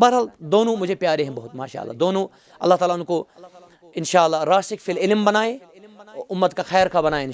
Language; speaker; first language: Hindi; non-native, local second language; Kashmiri